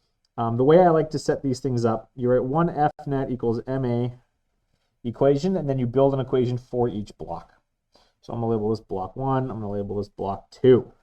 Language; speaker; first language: English; native; English